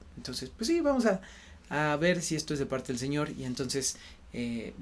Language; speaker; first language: Spanish; native; Spanish